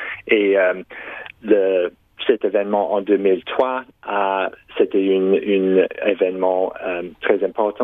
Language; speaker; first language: French; non-native, local second language; English